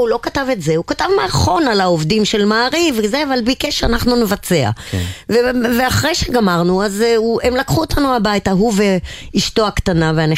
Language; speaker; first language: Hebrew; non-native, local second language; German